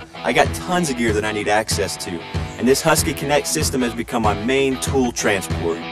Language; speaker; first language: English; native; English